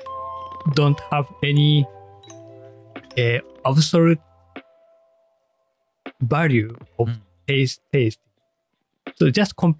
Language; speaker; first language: English; non-native, learner; Japanese